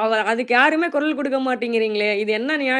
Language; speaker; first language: Tamil; native; Tamil